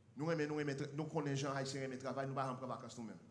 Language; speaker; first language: French; non-native, learner; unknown